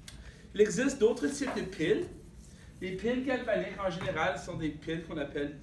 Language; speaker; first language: French; native; French